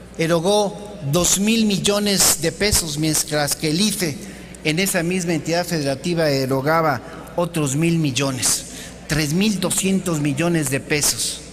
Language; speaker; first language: Spanish; native; Spanish